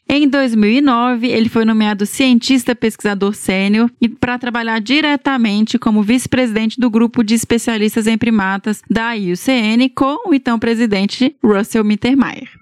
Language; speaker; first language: Portuguese; native; Portuguese